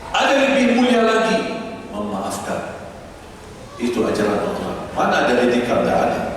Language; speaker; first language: Indonesian; non-native, fluent; Arabic